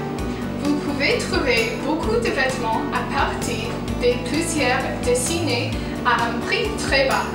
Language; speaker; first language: French; non-native, learner; English